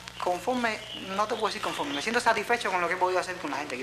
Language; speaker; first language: Spanish; native; Spanish